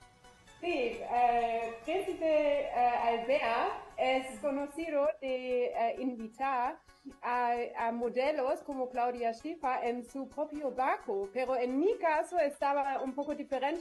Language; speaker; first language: Spanish; non-native, learner; German